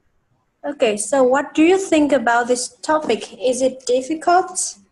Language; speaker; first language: English; non-native, fluent; Vietnamese